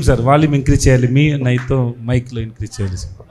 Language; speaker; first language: Telugu; non-native, learner; Tamil